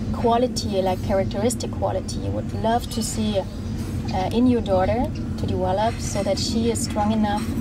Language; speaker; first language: English; non-native, fluent; German